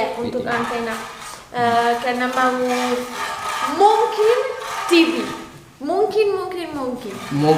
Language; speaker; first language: Indonesian; non-native, learner; French